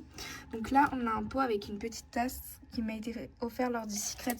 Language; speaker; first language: French; native; French